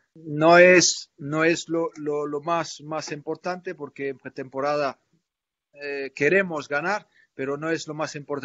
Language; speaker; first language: Spanish; non-native, fluent; French